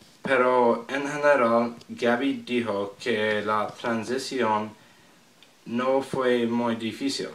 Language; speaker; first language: Spanish; non-native, learner; English